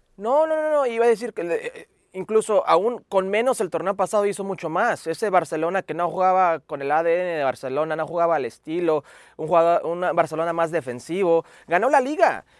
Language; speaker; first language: Spanish; early bilingual, heritage; Spanish